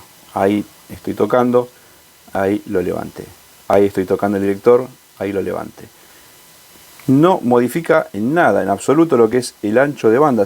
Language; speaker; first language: Spanish; native; Spanish